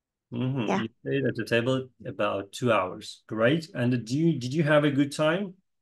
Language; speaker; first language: English; non-native, fluent; Kazakh